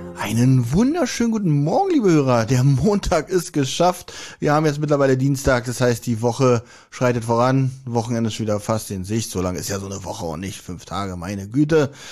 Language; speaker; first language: German; native; German